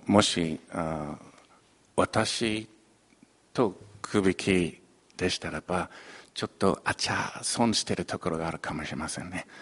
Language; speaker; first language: Japanese; non-native, fluent; English